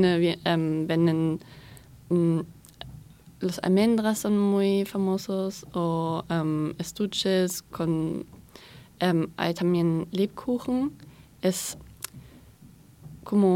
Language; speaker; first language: Spanish; non-native, learner; German